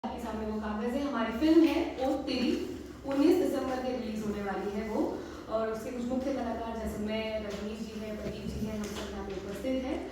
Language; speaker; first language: Hindi; native; Hindi